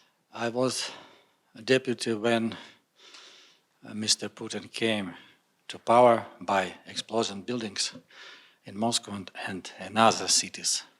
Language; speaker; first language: English; non-native, learner; Russian